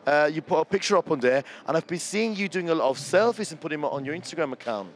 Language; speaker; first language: English; non-native, fluent; German